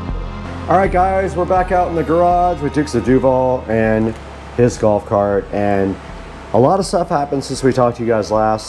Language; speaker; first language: English; native; English